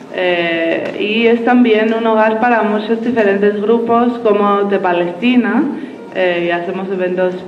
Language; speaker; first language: Spanish; non-native, fluent; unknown